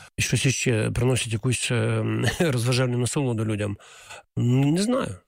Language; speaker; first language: Ukrainian; non-native, local second language; Russian